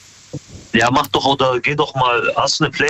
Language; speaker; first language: German; early bilingual, other home language; Kurdish